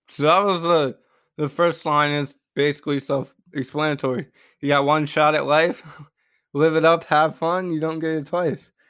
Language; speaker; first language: English; native; English